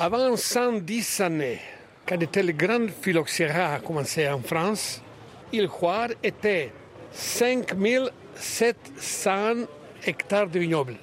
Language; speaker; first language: French; non-native, learner; Croatian